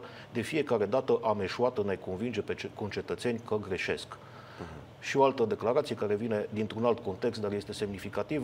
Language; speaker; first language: Romanian; native; Romanian